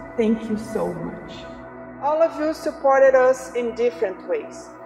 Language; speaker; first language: English; non-native, fluent; Portuguese